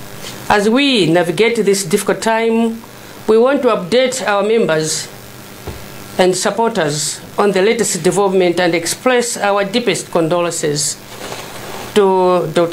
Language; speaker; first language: English; non-native, local second language; Nyanja